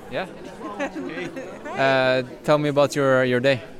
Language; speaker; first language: English; non-native, fluent; Norwegian